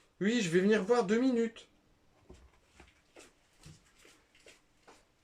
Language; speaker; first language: French; native; French